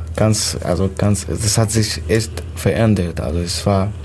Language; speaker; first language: German; non-native, fluent; Arabic